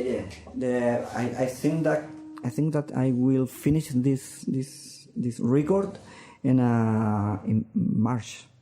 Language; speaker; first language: English; non-native, learner; Spanish